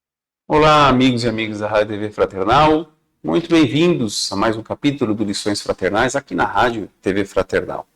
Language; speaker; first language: Portuguese; native; Portuguese